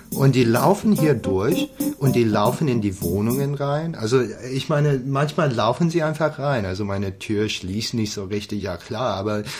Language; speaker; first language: German; non-native, fluent; English